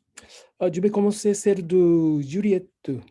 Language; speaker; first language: French; non-native, fluent; Japanese